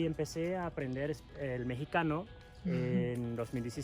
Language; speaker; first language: Spanish; non-native, fluent; English